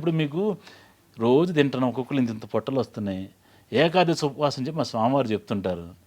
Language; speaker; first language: Telugu; native; Telugu